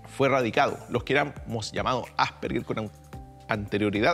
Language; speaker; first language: Spanish; native; Spanish